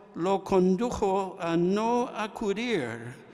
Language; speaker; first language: Spanish; non-native, fluent; English